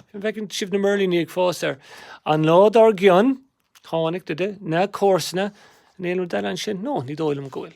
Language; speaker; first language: Irish; native; Irish